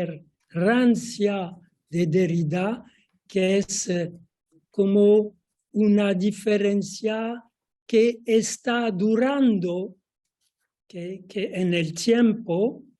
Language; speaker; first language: Spanish; non-native, fluent; French